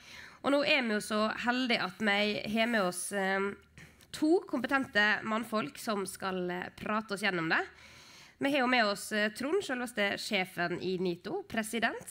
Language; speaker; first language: Norwegian; native; Norwegian